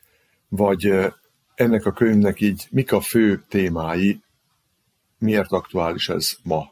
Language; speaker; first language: Hungarian; native; Hungarian